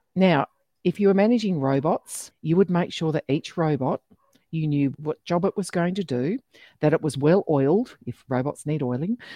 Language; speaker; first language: English; native; English